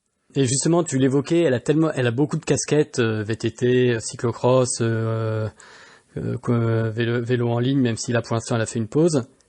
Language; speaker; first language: French; native; French